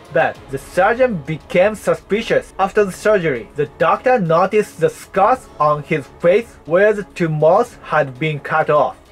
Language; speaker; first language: English; non-native, fluent; Japanese